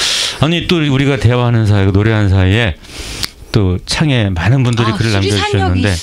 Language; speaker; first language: Korean; native; Korean